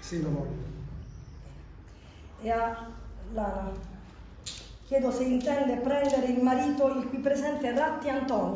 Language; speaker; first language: Italian; native; Italian